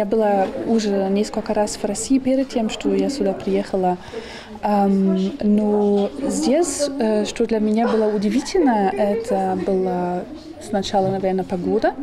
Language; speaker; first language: Russian; non-native, fluent; German